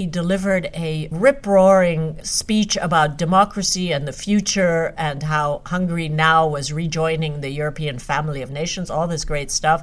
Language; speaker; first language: English; non-native, fluent; Hungarian